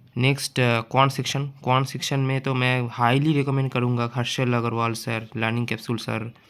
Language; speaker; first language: Hindi; non-native, local second language; Bangla